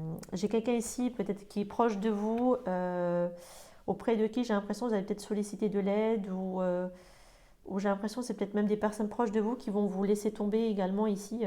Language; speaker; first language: French; native; French